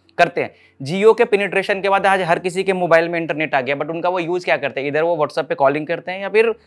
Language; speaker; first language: Hindi; native; Hindi